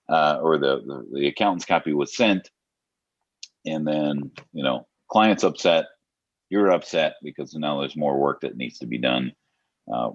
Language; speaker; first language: English; native; English